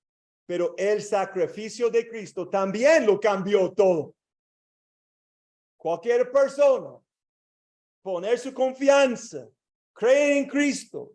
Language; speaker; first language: Spanish; non-native, learner; English